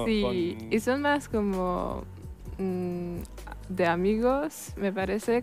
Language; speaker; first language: Spanish; non-native, learner; Czech